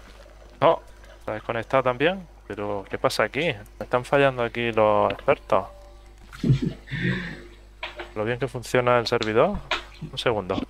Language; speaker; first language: Spanish; native; Spanish